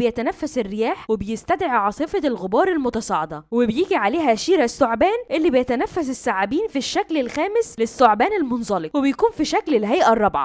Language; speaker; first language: Arabic; native; Arabic